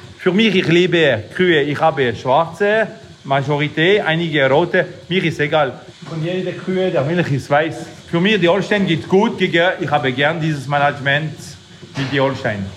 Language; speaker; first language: German; non-native, local second language; French